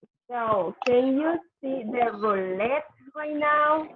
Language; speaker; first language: English; non-native, fluent; Spanish